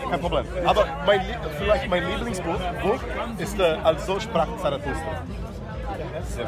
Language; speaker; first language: German; non-native, fluent; Portuguese